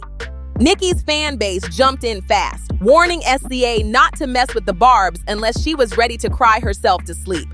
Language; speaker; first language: English; native; English